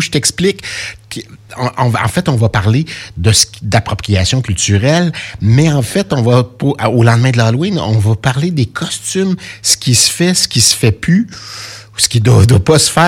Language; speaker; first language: French; native; French